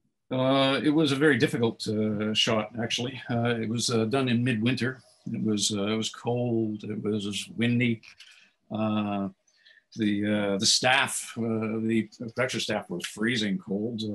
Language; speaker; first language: English; native; English